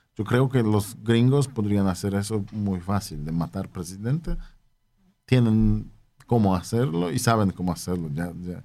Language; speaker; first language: Spanish; non-native, fluent; Polish